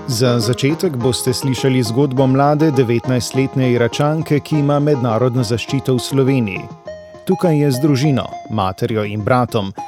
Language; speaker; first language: Slovenian; native; Slovenian